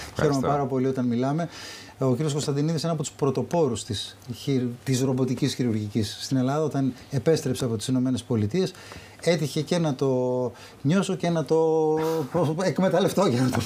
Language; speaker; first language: Greek; native; Greek